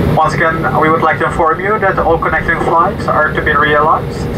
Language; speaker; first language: English; non-native, fluent; Dutch